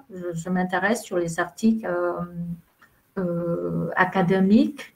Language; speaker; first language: French; non-native, fluent; Vietnamese